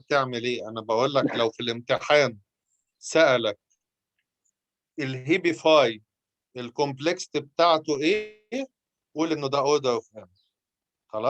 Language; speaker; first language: Arabic; native; Arabic